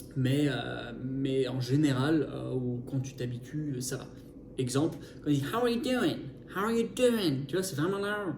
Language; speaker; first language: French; native; French